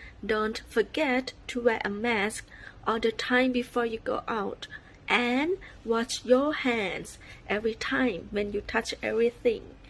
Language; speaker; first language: English; non-native, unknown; Thai